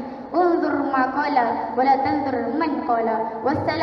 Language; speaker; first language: Arabic; non-native, fluent; Malay